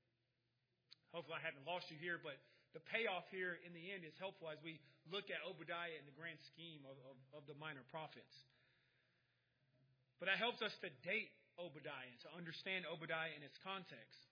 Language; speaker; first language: English; native; English